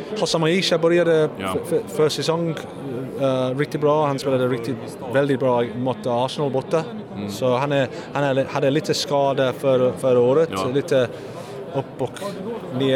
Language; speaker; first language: Swedish; non-native, learner; English